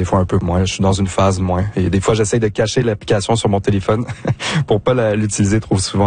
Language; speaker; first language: French; native; French